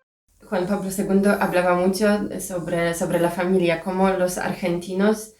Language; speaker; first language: Spanish; non-native, fluent; Polish